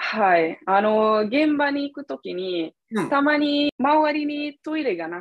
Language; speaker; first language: Japanese; non-native, fluent; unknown